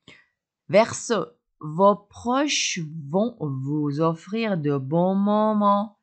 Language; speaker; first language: French; non-native, fluent; Persian